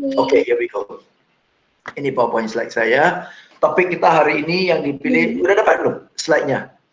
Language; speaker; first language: Indonesian; non-native, fluent; English